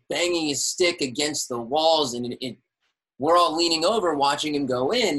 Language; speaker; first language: English; native; English